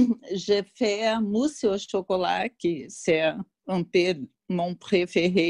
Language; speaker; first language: French; non-native, learner; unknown